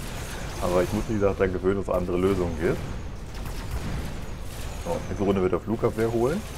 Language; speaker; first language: German; native; German